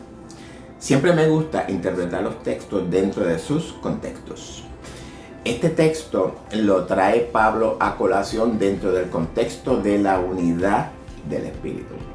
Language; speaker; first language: Spanish; native; Spanish